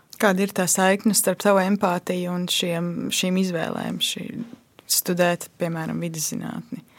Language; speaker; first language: Latvian; native; Latvian